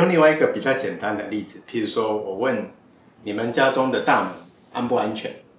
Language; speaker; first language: Chinese; native; Chinese